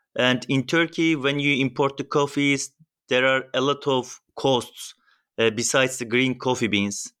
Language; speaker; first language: English; non-native, fluent; Turkish